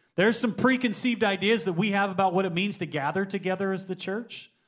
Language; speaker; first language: English; native; English